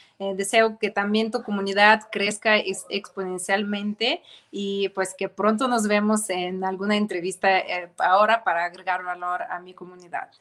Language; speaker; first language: Spanish; non-native, fluent; Ukrainian